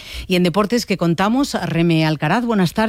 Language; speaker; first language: Spanish; native; Spanish